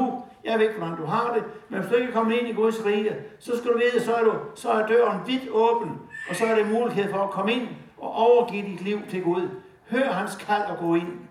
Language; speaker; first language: Danish; native; Danish